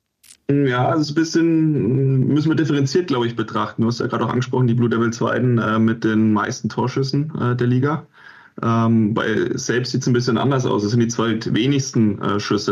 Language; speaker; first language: German; native; German